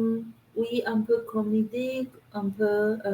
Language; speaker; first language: French; non-native, learner; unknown